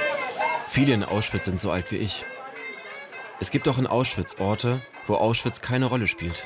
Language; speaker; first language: German; native; German